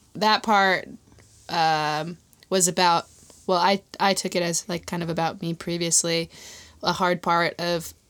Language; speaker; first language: English; native; English